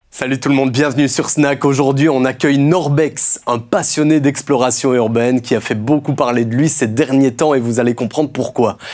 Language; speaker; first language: French; native; French